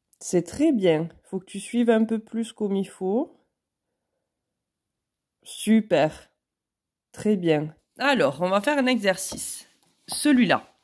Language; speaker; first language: French; native; French